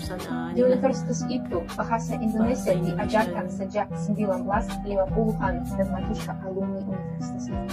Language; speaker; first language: Indonesian; non-native, fluent; Russian